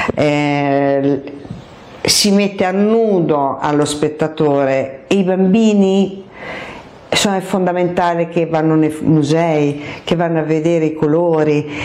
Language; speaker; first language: Italian; native; Italian